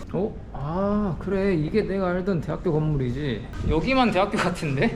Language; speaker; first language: Korean; native; Korean